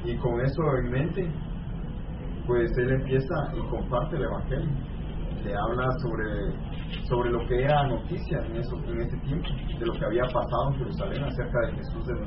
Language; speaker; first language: Spanish; native; Spanish